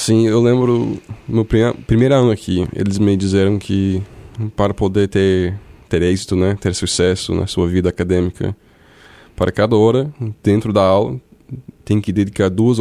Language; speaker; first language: Portuguese; non-native, fluent; English